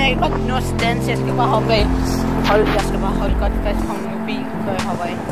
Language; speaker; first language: Danish; non-native, local second language; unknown